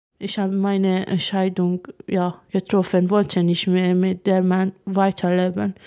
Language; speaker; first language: German; non-native, learner; Persian